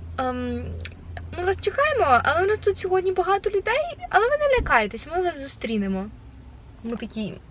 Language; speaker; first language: Ukrainian; non-native, local second language; Russian